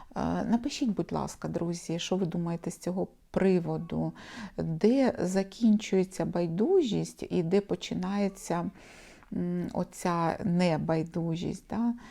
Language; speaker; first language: Ukrainian; non-native, local second language; Russian